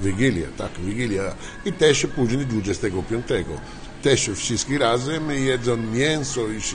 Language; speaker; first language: Polish; non-native, learner; Italian